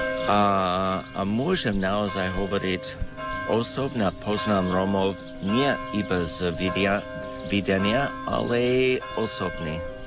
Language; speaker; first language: Slovak; non-native, learner; English